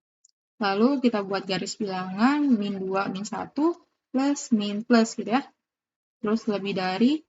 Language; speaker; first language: Indonesian; native; Indonesian